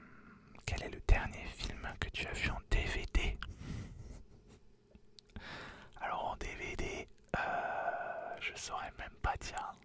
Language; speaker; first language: French; native; French